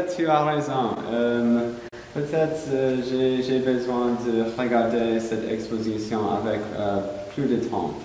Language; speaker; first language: French; non-native, learner; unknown